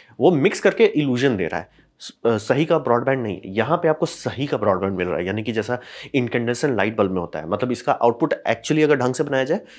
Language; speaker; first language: Hindi; native; Hindi